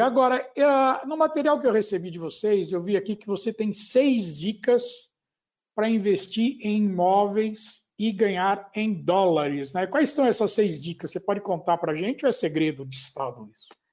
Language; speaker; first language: Portuguese; native; Portuguese